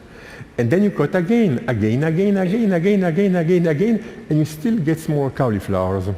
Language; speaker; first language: English; non-native, fluent; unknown